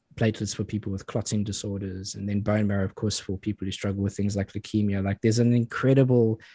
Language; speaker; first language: English; native; English